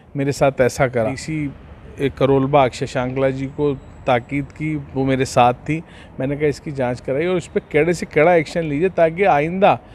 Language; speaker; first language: Hindi; native; Hindi